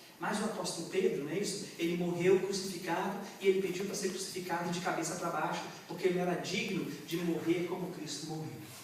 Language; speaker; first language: Portuguese; native; Portuguese